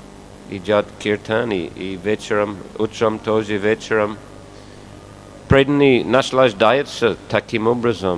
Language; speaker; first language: Russian; non-native, fluent; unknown